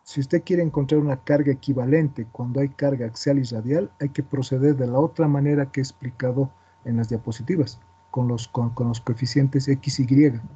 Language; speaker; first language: Spanish; native; Spanish